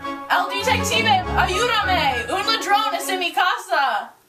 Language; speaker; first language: Spanish; non-native, learner; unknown